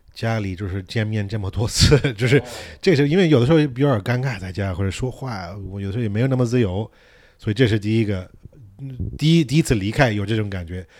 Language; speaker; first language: Chinese; non-native, fluent; English